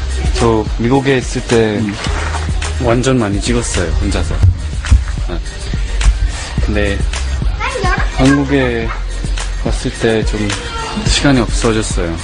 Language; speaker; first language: Korean; non-native, fluent; Thai